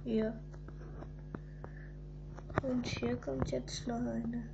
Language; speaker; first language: German; early bilingual, other home language; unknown